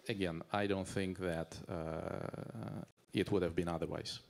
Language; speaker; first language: English; non-native, fluent; Azerbaijani